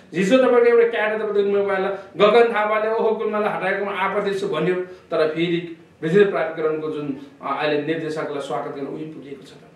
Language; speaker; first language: Nepali; non-native, local second language; Eastern Tamang